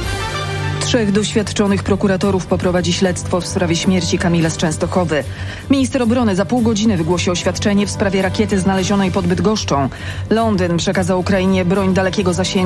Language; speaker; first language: Polish; native; Polish